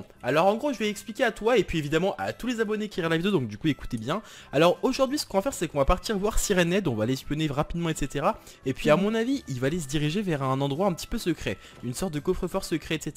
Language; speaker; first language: French; native; French